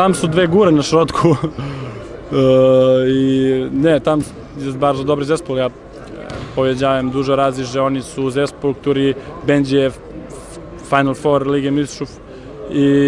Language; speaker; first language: Polish; non-native, learner; Serbian